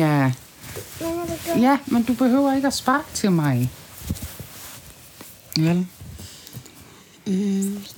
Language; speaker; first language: Danish; native; Danish